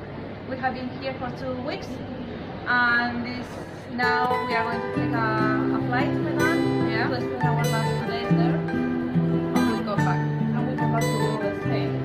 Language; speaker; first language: English; non-native, learner; Spanish